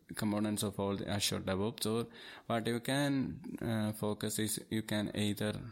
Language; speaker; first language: English; non-native, local second language; Malayalam